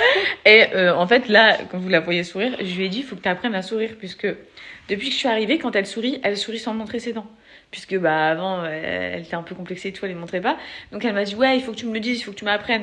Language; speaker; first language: French; native; French